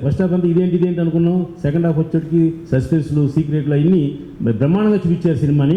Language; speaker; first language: Telugu; native; Telugu